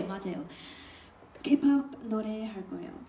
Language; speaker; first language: Korean; non-native, learner; English